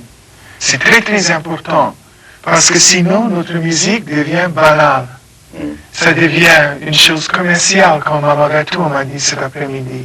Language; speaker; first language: French; non-native, fluent; English